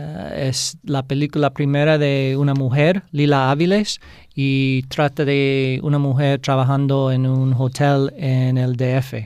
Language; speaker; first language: Spanish; non-native, fluent; English